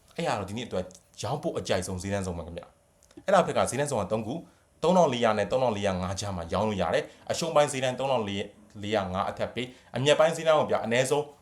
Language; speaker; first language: Burmese; native; Burmese